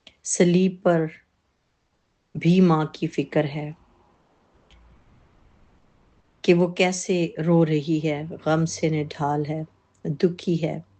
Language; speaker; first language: Urdu; native; Urdu